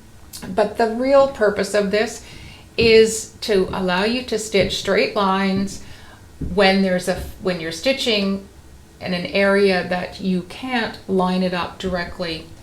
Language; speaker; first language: English; native; English